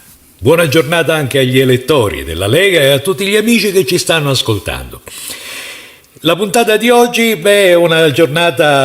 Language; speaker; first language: Italian; native; Italian